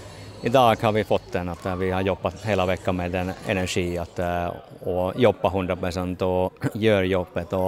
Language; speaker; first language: Swedish; non-native, fluent; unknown